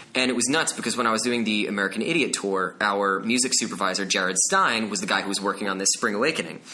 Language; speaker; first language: English; native; English